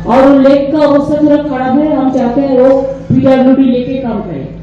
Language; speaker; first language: Hindi; non-native, local second language; Bangla